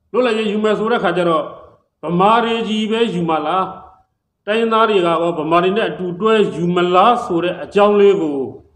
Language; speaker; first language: Burmese; native; Burmese